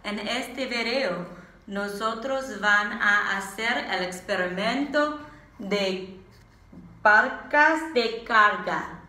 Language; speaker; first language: Spanish; non-native, learner; English